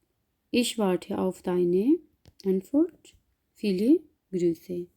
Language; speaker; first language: German; non-native, learner; Urdu